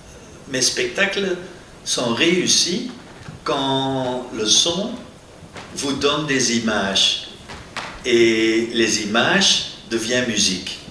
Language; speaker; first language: French; non-native, local second language; Dutch